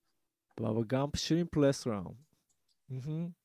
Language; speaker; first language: English; non-native, learner; Japanese